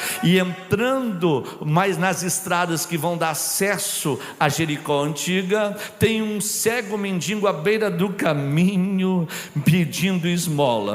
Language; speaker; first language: Portuguese; native; Portuguese